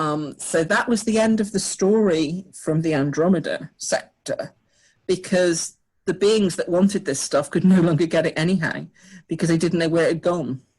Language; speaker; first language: English; native; English